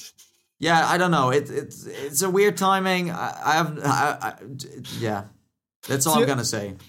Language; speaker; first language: English; non-native, fluent; Dutch